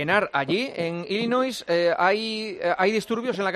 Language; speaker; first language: Spanish; native; Spanish